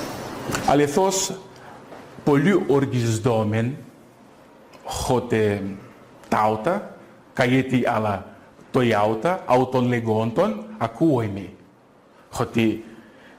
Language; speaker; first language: Greek; non-native, fluent; Portuguese